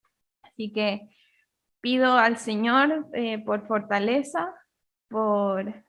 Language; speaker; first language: Spanish; native; Spanish